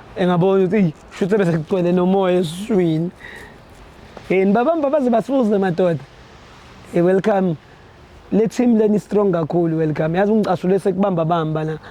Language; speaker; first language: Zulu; native; Zulu